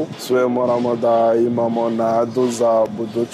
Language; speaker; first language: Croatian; non-native, learner; Rundi